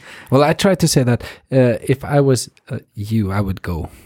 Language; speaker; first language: English; non-native, fluent; Norwegian